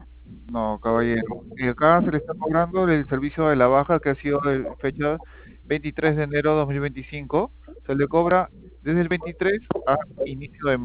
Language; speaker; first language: Spanish; native; Spanish